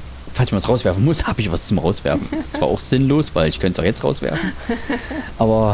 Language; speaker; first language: German; native; German